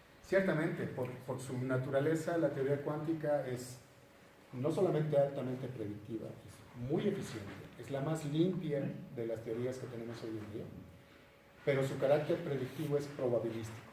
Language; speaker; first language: Spanish; native; Spanish